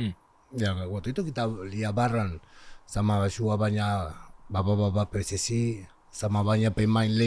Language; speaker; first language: Indonesian; non-native, learner; Spanish